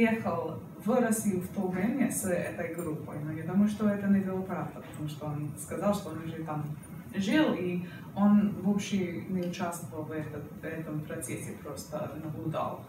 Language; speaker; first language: Russian; non-native, learner; English